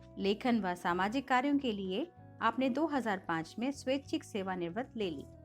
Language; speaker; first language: Hindi; native; Hindi